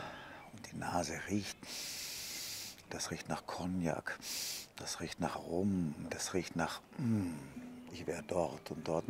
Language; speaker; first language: German; native; German